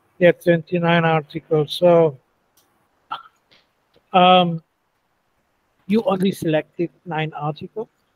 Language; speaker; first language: English; non-native, fluent; Indonesian